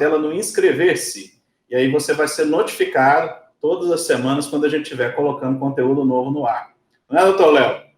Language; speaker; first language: Portuguese; native; Portuguese